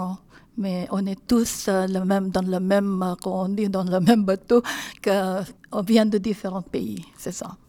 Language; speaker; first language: French; non-native, learner; Filipino